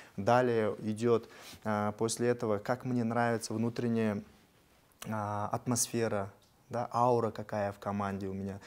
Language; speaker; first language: Russian; native; Russian